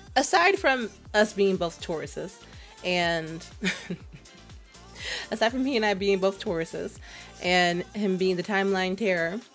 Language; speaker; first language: English; native; English